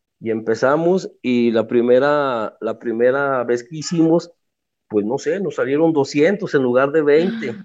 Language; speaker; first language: Spanish; native; Spanish